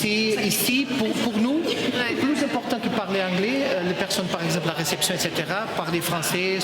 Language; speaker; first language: French; non-native, learner; Portuguese